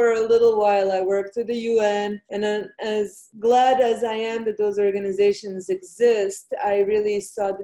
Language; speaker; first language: English; non-native, fluent; Bosnian